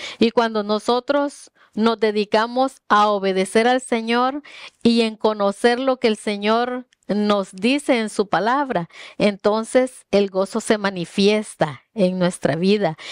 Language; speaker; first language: Spanish; native; Spanish